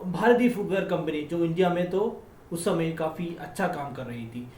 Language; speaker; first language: Hindi; non-native, local second language; Malayalam